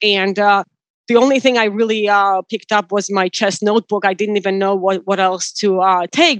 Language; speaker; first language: English; non-native, fluent; Georgian